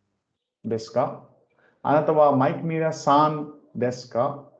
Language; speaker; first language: Japanese; non-native, fluent; Hindi